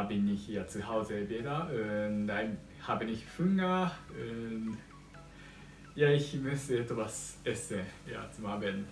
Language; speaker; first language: German; non-native, learner; Japanese